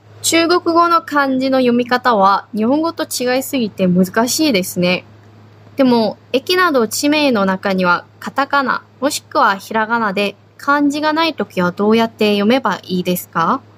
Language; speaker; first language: Japanese; non-native, fluent; Korean